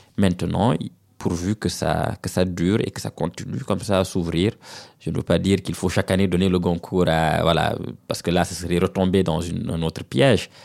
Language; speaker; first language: French; non-native, local second language; Serer